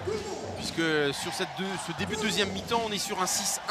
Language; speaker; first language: French; native; French